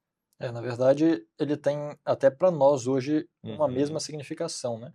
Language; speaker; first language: Portuguese; native; Portuguese